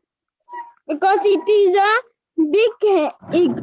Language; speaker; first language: English; non-native, learner; Hindi